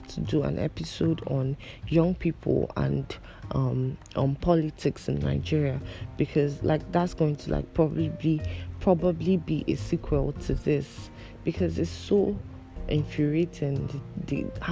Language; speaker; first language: English; non-native, local second language; Igbo